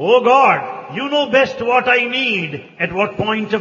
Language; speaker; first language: English; non-native, local second language; Telugu